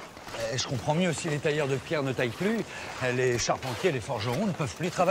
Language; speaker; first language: French; native; French